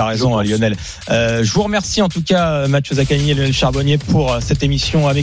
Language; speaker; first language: French; native; French